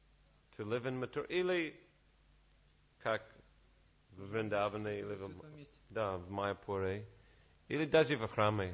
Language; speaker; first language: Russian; non-native, learner; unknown